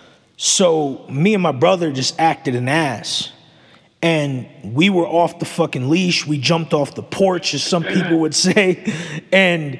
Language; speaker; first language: English; native; English